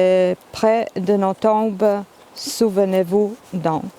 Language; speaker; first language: French; non-native, fluent; Polish